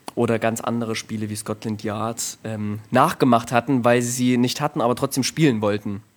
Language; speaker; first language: German; native; German